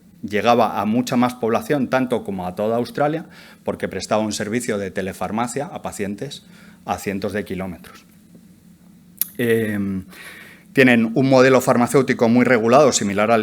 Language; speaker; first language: Spanish; native; Spanish